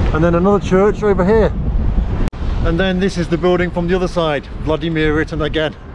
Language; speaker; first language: English; native; English